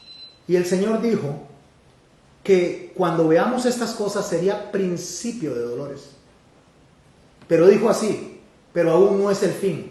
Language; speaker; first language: Spanish; native; Spanish